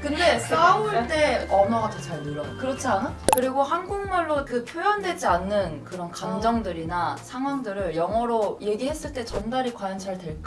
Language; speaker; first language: Korean; native; Korean